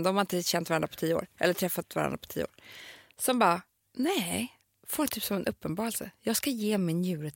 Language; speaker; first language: Swedish; native; Swedish